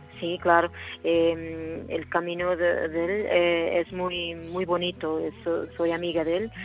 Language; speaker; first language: Spanish; non-native, learner; Portuguese